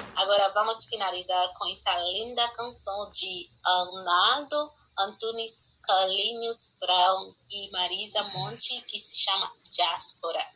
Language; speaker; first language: Portuguese; non-native, fluent; Haitian Creole